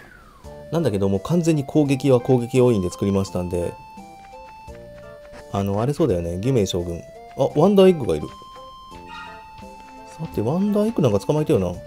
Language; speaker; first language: Japanese; native; Japanese